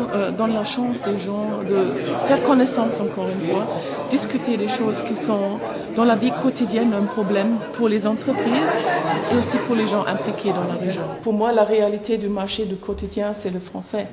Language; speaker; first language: French; non-native, fluent; German